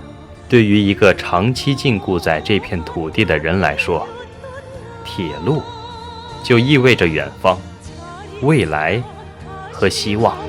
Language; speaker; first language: Chinese; native; Chinese